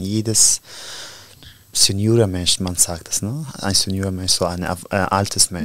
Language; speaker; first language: German; non-native, learner; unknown